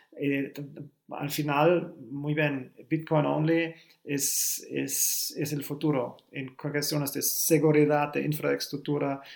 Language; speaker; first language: Spanish; non-native, learner; German